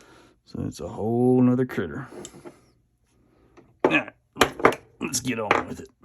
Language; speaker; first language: English; native; English